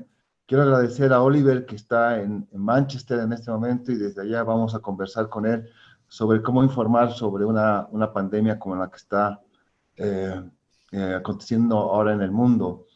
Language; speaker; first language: Spanish; native; Spanish